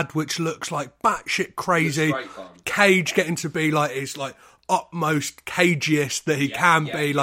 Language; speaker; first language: English; native; English